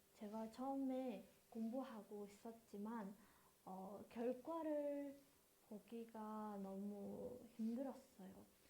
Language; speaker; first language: Korean; non-native, fluent; Mongolian